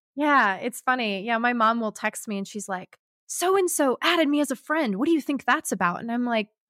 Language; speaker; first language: English; native; English